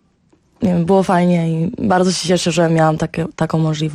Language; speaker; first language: Polish; early bilingual, heritage; Polish